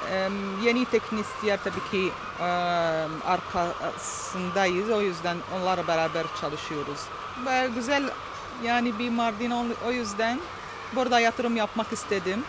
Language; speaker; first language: Turkish; non-native, fluent; Arabic